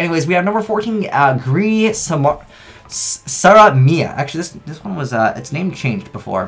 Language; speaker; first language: English; native; English